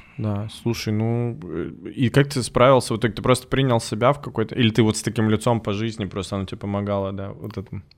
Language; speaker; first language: Russian; native; Russian